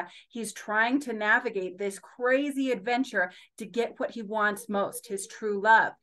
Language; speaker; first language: English; native; English